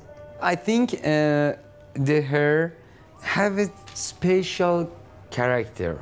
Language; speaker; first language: English; non-native, learner; Persian